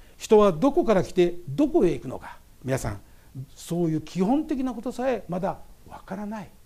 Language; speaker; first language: Japanese; native; Japanese